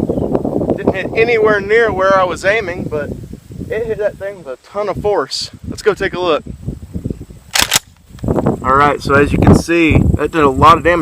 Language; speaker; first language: English; native; English